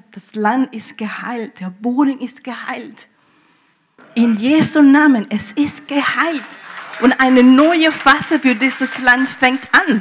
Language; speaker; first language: German; early bilingual, heritage; German